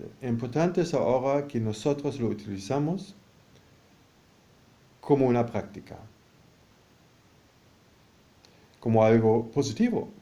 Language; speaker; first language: Spanish; non-native, fluent; German